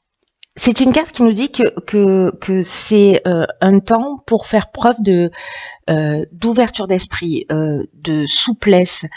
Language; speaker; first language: French; native; French